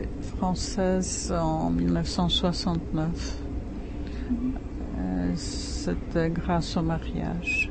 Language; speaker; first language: French; non-native, fluent; Czech